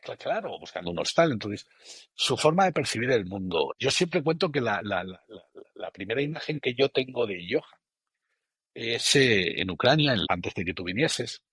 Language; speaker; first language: Spanish; native; Spanish